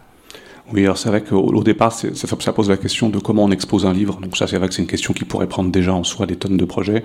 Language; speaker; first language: French; native; French